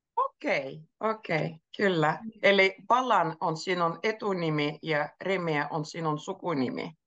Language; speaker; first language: Finnish; native; Finnish